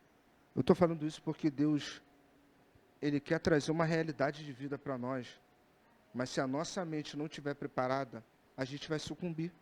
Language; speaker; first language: Portuguese; native; Portuguese